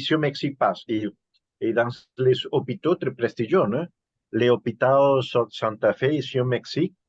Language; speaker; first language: French; non-native, learner; Spanish